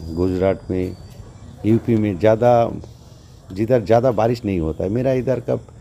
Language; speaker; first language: Hindi; non-native, local second language; Bangla